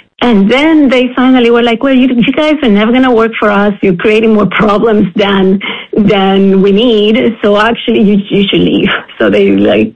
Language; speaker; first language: English; non-native, fluent; Spanish